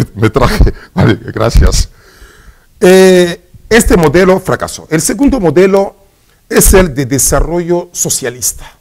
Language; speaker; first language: Spanish; non-native, fluent; Swahili